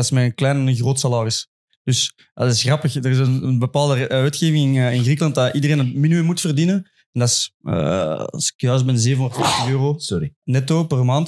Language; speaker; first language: Dutch; native; Dutch